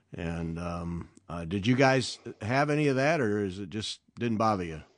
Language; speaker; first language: English; native; English